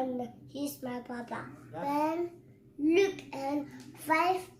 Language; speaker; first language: Dutch; early bilingual, other home language; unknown